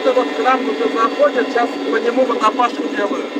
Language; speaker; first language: Russian; native; Russian